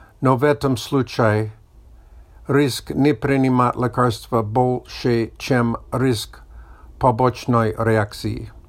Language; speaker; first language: Russian; non-native, learner; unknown